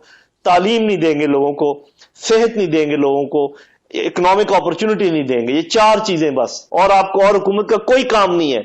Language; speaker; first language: Urdu; native; Urdu